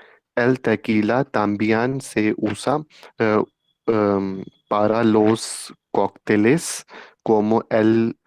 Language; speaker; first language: Spanish; non-native, learner; Hindi